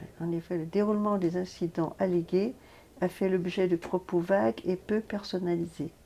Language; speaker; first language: French; native; French